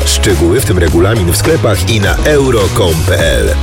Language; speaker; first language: Polish; native; Polish